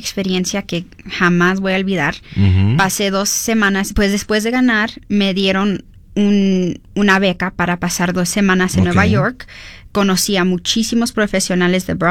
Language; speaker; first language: Spanish; early bilingual, heritage; Spanish